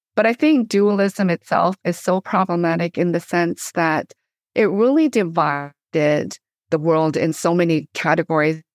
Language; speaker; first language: English; native; English